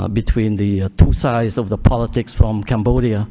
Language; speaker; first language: English; early bilingual, other home language; Khmer